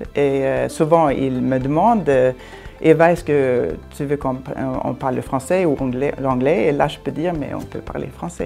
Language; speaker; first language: French; non-native, fluent; Swedish